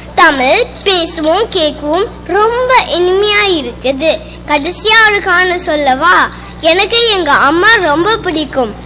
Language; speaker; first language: Tamil; early bilingual, heritage; Tamil